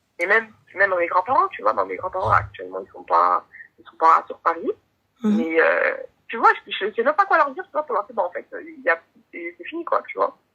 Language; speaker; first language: French; native; French